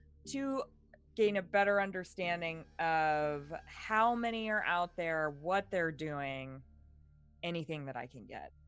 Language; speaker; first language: English; native; English